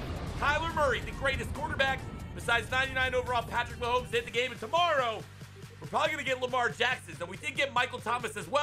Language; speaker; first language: English; native; English